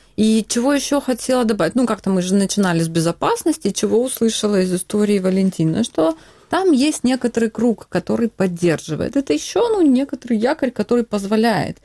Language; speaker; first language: Russian; non-native, local second language; Ukrainian